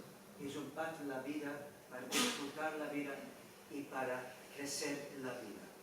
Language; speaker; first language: Spanish; non-native, learner; Dutch